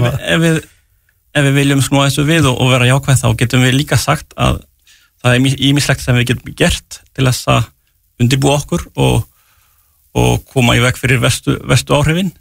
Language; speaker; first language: Icelandic; non-native, fluent; French